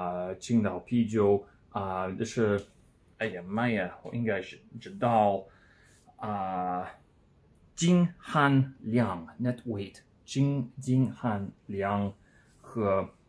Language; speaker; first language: Chinese; non-native, learner; English